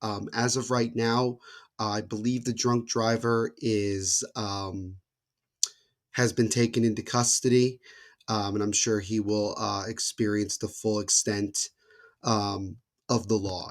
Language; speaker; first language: English; native; English